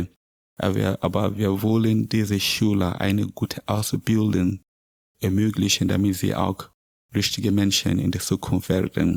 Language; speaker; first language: German; non-native, learner; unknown